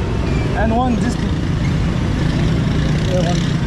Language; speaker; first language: English; non-native, learner; French